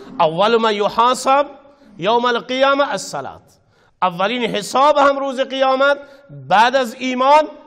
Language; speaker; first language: Persian; non-native, local second language; Baluchi